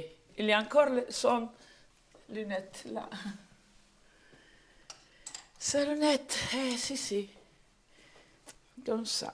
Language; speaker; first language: French; non-native, fluent; Italian